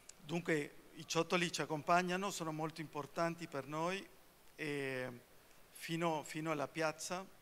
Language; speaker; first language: Italian; early bilingual, heritage; Spanish